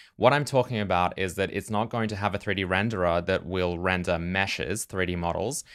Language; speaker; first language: English; native; English